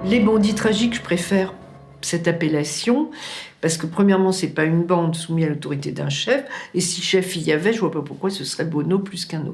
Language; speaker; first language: French; native; French